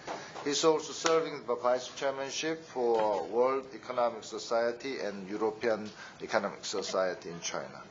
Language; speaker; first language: English; non-native, fluent; Korean